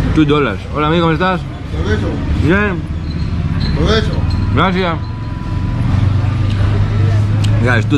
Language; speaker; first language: Spanish; non-native, learner; Greek